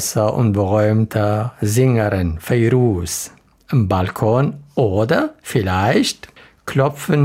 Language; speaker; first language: German; non-native, learner; Arabic